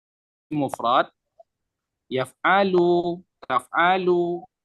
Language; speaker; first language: Arabic; non-native, fluent; Indonesian